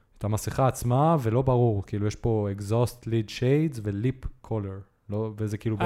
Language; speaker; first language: Hebrew; native; Hebrew